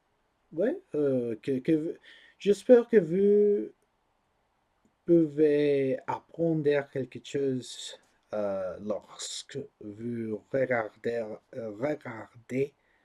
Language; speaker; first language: French; non-native, learner; English